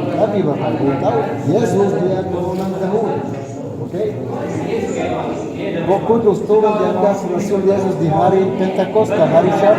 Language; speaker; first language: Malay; non-native, fluent; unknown